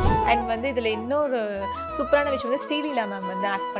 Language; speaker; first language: Tamil; native; Tamil